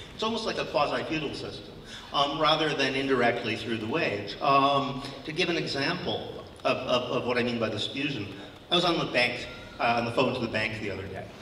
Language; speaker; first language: English; native; English